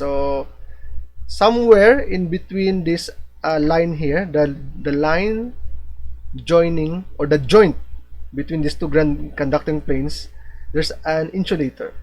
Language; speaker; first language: English; non-native, local second language; Filipino